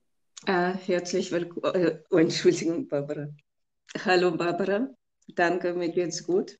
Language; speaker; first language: German; non-native, fluent; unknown